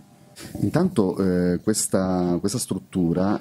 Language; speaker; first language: Italian; native; Italian